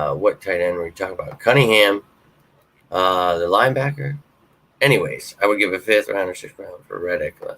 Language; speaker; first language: English; native; English